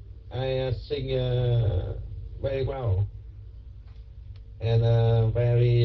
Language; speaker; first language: English; non-native, learner; Vietnamese